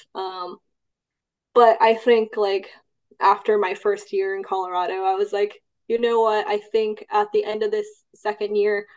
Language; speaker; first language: English; early bilingual, other home language; Cantonese